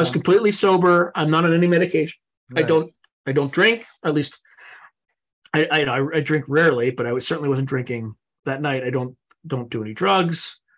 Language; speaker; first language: English; native; English